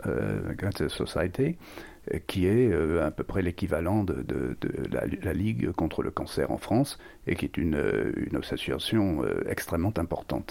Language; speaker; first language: French; native; French